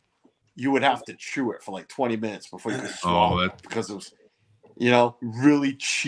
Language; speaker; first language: English; native; English